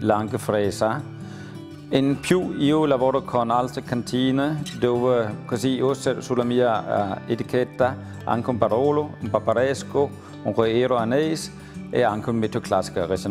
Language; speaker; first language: Italian; non-native, fluent; Danish